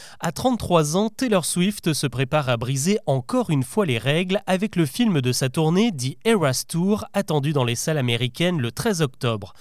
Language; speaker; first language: French; native; French